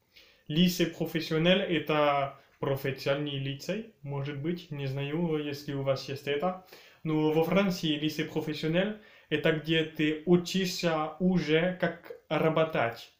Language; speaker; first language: Russian; early bilingual, heritage; French